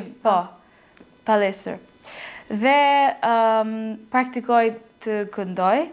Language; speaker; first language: Albanian; non-native, learner; English